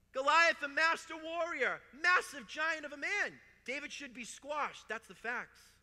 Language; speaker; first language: English; native; English